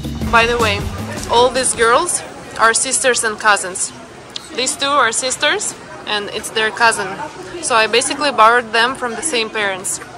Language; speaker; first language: English; non-native, fluent; Russian